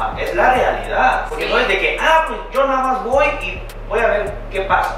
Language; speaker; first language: Spanish; non-native, fluent; Korean